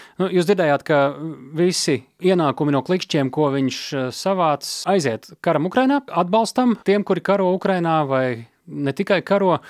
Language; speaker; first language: Latvian; native; Latvian